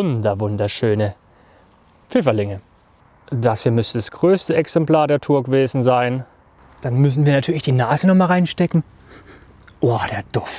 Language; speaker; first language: German; native; German